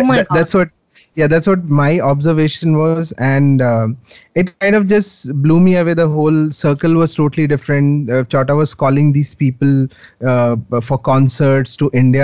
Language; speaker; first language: English; non-native, local second language; Hindi